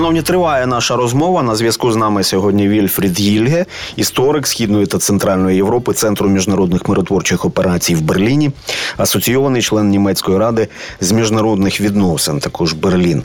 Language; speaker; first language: Ukrainian; native; Ukrainian